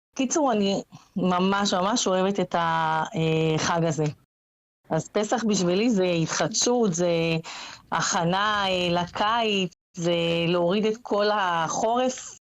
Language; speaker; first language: Hebrew; native; Hebrew